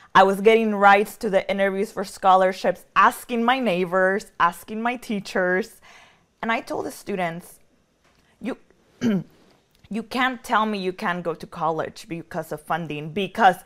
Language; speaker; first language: English; early bilingual, other home language; Spanish